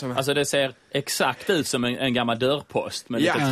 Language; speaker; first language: Swedish; native; Swedish